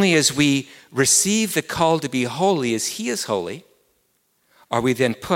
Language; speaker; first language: English; native; English